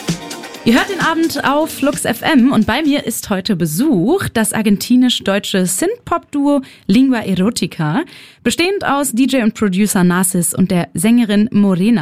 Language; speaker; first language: German; native; German